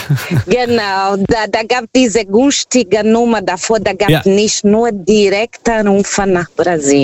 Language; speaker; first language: German; non-native, learner; Portuguese